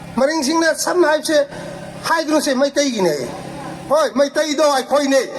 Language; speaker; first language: Manipuri; non-native, local second language; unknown